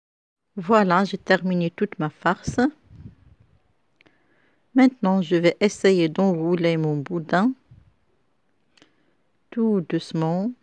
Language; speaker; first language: French; non-native, local second language; Arabic